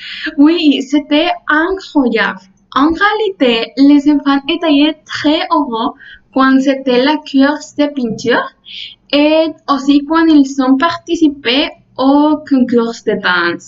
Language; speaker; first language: French; non-native, learner; Spanish